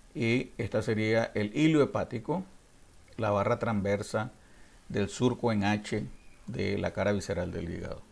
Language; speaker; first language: Spanish; native; Spanish